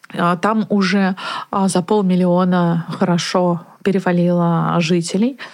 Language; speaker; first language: Russian; native; Russian